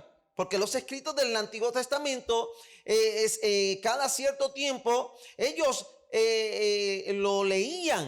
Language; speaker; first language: Spanish; native; Spanish